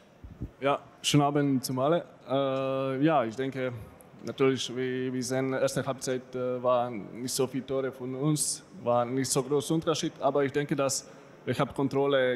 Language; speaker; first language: German; non-native, learner; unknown